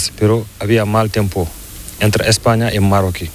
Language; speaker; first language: Spanish; non-native, learner; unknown